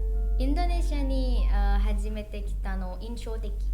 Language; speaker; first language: Japanese; non-native, learner; Indonesian